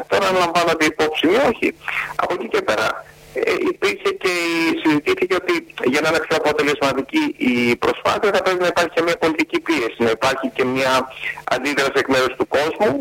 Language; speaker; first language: Greek; native; Greek